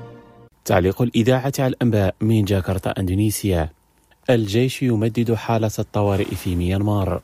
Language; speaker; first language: Arabic; non-native, fluent; Indonesian